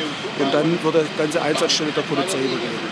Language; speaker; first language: German; native; German